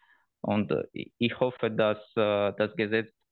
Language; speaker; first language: German; non-native, fluent; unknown